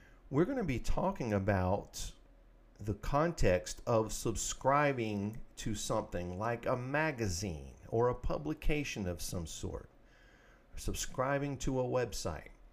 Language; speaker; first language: English; native; English